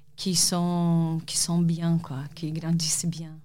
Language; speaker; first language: French; non-native, fluent; Portuguese